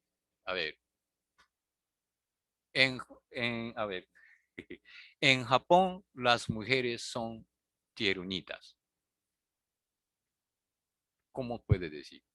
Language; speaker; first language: Spanish; non-native, learner; Japanese